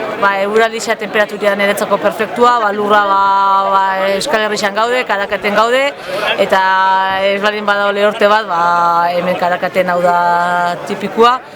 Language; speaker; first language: Basque; native; Basque